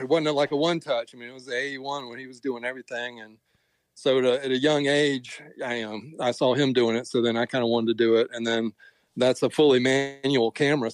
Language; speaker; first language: English; native; English